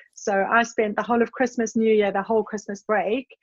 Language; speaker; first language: English; native; English